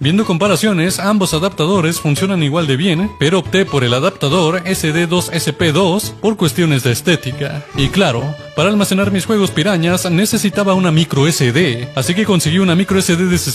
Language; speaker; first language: Spanish; native; Spanish